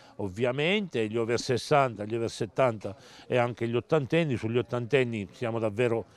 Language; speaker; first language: Italian; native; Italian